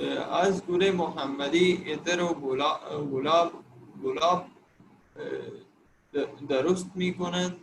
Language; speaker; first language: Persian; non-native, learner; Urdu